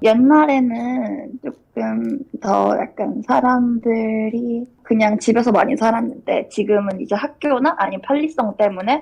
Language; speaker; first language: Korean; native; Korean